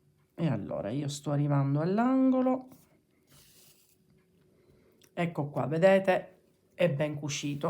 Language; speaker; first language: Italian; native; Italian